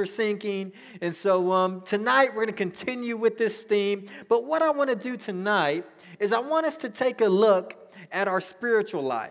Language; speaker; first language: English; native; English